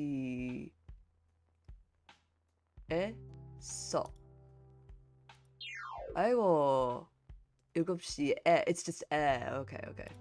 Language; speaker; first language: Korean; non-native, learner; English